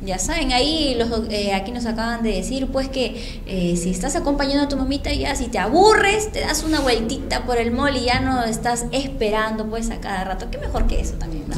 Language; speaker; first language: Spanish; native; Spanish